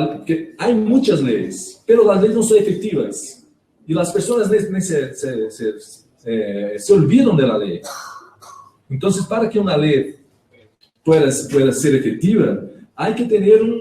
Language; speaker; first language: Spanish; non-native, learner; Portuguese